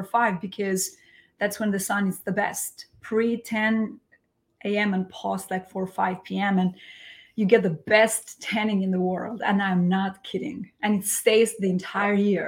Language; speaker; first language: English; non-native, fluent; Albanian